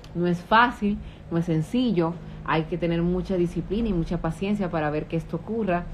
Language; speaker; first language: Spanish; native; Spanish